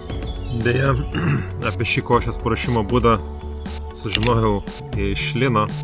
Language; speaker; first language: Lithuanian; native; Lithuanian